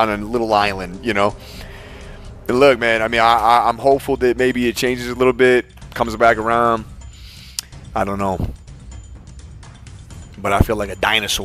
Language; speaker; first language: English; native; English